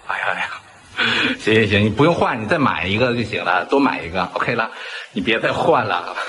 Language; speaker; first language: Chinese; native; Chinese